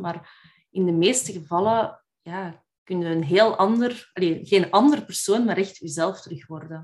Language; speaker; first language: Dutch; native; Dutch